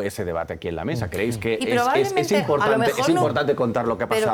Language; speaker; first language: Spanish; native; Spanish